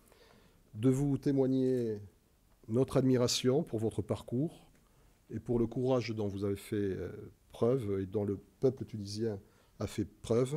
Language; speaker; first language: French; native; French